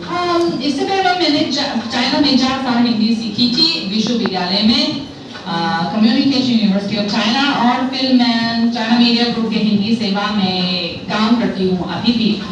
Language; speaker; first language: Hindi; non-native, fluent; Chinese